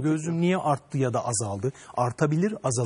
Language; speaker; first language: Turkish; native; Turkish